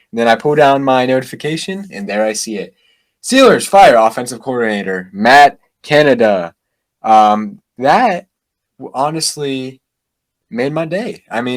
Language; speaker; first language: English; native; English